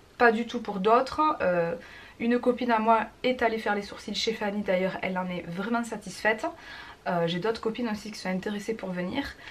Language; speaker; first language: French; native; French